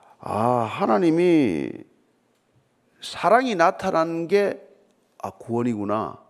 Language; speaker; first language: Korean; native; Korean